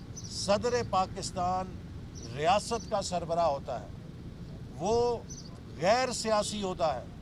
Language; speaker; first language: Urdu; non-native, local second language; Punjabi